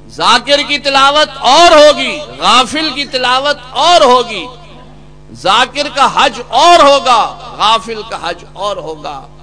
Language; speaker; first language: Urdu; non-native, local second language; Punjabi